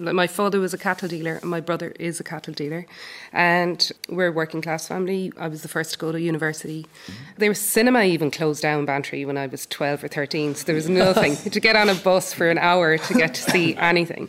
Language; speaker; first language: English; native; English